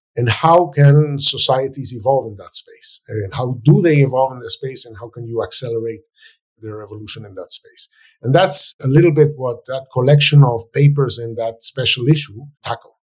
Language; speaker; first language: English; non-native, fluent; Spanish